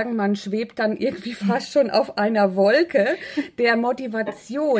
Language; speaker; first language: German; native; German